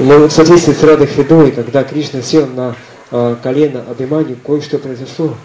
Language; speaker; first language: Russian; native; Russian